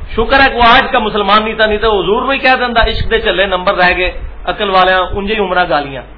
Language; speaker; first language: Urdu; non-native, local second language; Punjabi